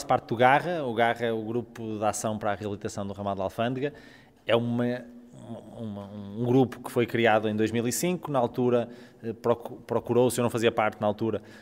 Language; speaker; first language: Portuguese; native; Portuguese